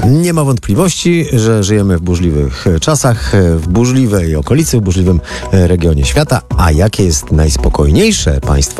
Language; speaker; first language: Polish; native; Polish